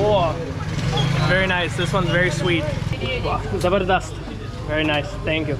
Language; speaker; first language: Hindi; non-native, fluent; English